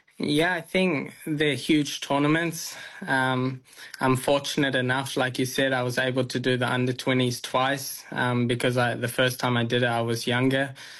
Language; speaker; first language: English; early bilingual, other home language; Punjabi